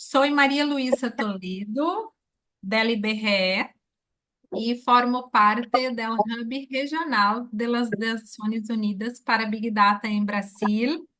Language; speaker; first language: Spanish; non-native, learner; Portuguese